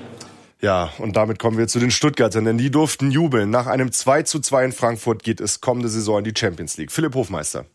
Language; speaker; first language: German; native; German